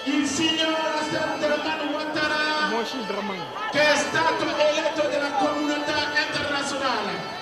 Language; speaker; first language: Italian; non-native, fluent; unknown